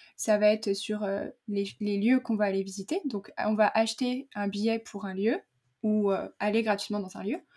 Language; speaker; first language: French; native; French